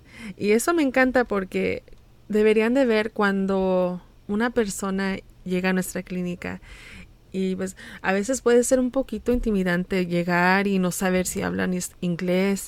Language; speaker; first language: Spanish; early bilingual, heritage; Spanish